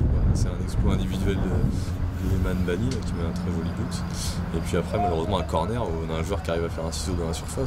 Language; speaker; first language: French; native; French